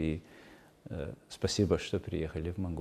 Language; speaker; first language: Russian; non-native, fluent; Mongolian